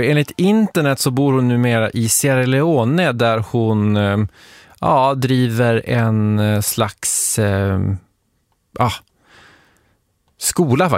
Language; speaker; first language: Swedish; native; Swedish